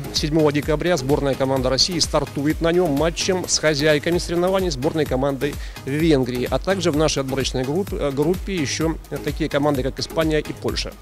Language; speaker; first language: Russian; native; Russian